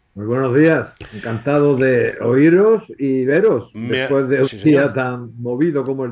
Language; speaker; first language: Spanish; native; Spanish